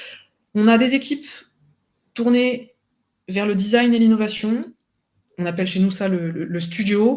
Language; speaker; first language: French; native; French